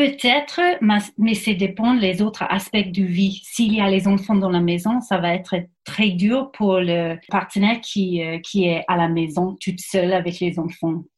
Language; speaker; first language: French; non-native, fluent; English